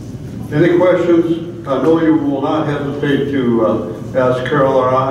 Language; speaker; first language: English; native; English